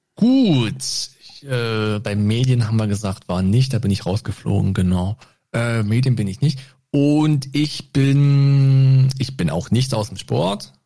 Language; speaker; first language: German; native; German